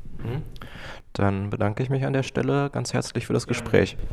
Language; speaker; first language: German; native; German